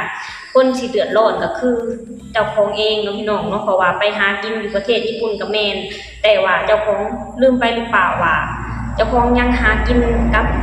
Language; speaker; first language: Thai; non-native, local second language; Northeastern Thai